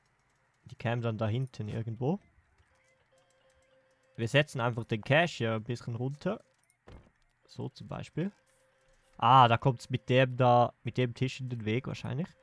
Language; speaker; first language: German; native; German